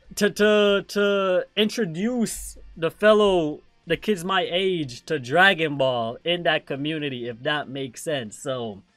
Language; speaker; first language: English; non-native, local second language; Jamaican Creole English